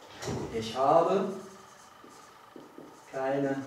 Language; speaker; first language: German; non-native, learner; Polish